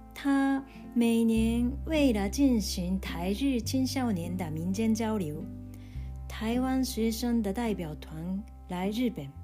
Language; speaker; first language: Chinese; non-native, fluent; Japanese